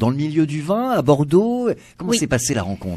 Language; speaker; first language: French; native; French